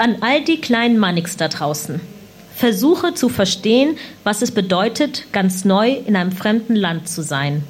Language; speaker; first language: German; early bilingual, other home language; Punjabi